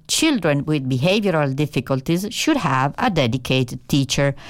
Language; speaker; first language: English; non-native, fluent; Italian